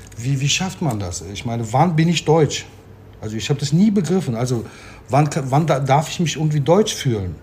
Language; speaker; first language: German; early bilingual, other home language; Turkish